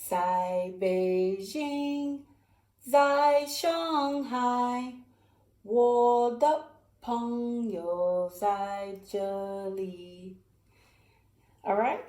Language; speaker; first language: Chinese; non-native, learner; English